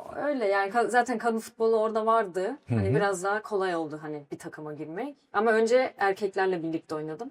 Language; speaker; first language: Turkish; early bilingual, heritage; Turkish